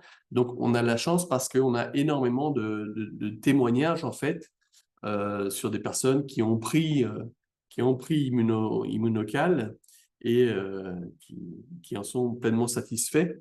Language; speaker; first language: French; native; French